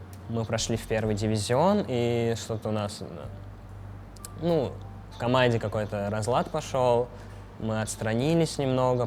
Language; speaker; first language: Russian; native; Russian